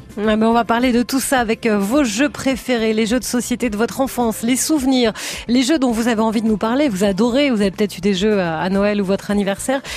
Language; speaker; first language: French; native; French